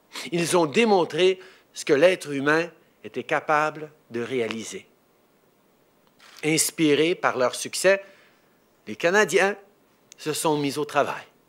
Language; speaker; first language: French; early bilingual, heritage; French